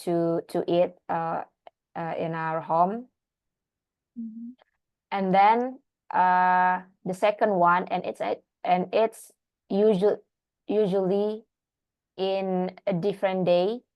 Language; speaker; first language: English; non-native, learner; Indonesian